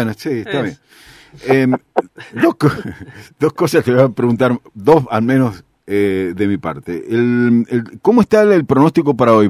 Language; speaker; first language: Spanish; native; Spanish